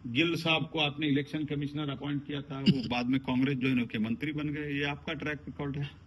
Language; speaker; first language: Hindi; non-native, local second language; Kannada